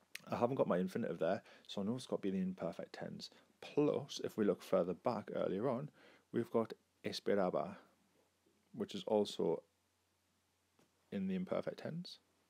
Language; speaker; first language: English; native; English